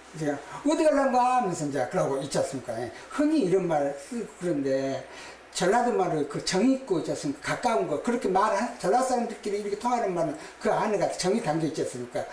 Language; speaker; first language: Korean; native; Korean